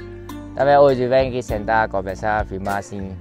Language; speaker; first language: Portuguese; non-native, learner; Vietnamese